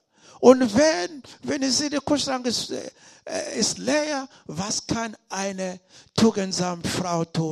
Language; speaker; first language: German; non-native, learner; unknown